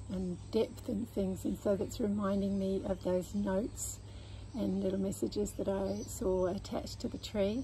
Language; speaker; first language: English; native; English